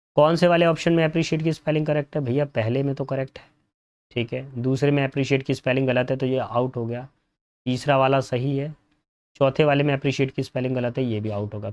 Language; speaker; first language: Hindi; native; Hindi